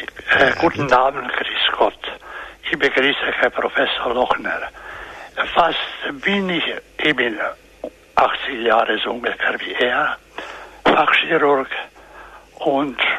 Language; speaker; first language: German; non-native, fluent; Croatian